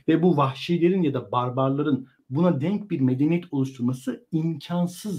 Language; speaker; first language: Turkish; native; Turkish